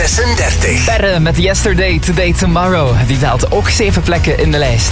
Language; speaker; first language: Dutch; native; Dutch